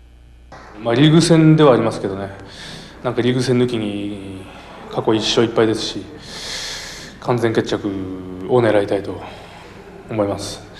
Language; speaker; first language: Japanese; native; Japanese